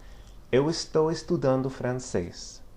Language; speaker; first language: Portuguese; non-native, fluent; English